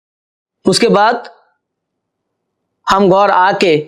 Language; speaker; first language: Hindi; non-native, local second language; Bangla